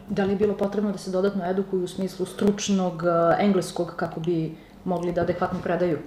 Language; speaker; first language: Serbian; native; Serbian